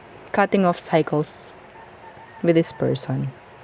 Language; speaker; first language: English; non-native, local second language; Filipino